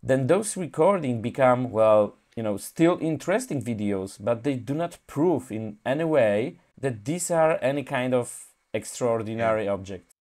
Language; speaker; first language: English; non-native, fluent; Polish